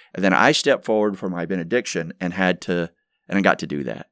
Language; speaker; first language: English; native; English